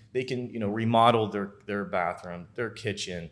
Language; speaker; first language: English; native; English